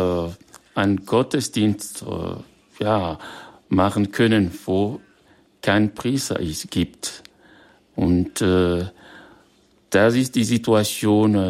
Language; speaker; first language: German; non-native, fluent; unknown